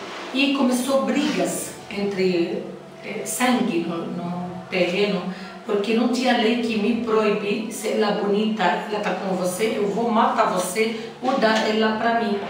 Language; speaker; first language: Portuguese; non-native, learner; Arabic